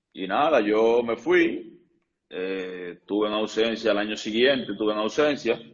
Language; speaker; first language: Spanish; native; Spanish